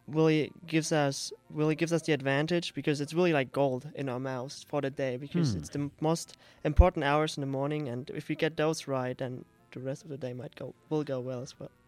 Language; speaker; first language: English; non-native, fluent; German